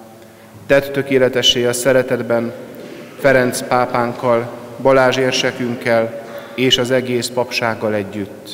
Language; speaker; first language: Hungarian; native; Hungarian